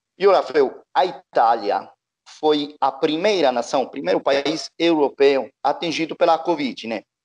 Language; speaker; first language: Portuguese; non-native, fluent; Italian